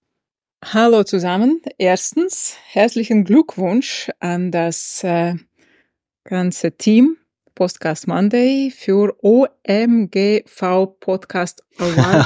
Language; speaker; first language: German; non-native, fluent; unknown